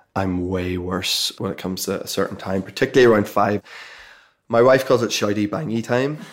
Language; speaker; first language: English; native; English